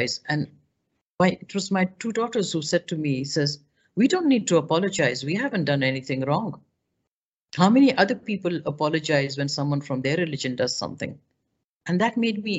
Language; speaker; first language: English; non-native, local second language; Pashto